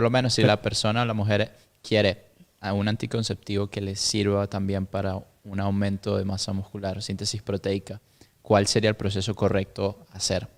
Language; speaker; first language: Spanish; native; Spanish